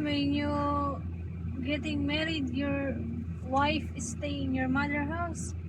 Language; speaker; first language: English; non-native, learner; Filipino